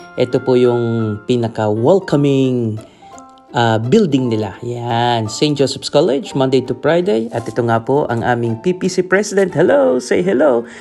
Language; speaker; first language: Filipino; native; Filipino